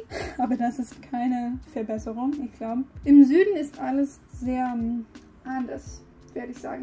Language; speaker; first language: German; non-native, learner; English